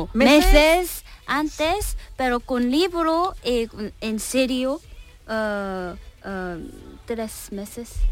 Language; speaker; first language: Spanish; non-native, learner; Korean